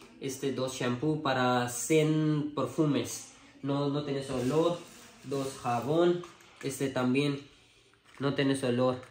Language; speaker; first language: Spanish; non-native, learner; Urdu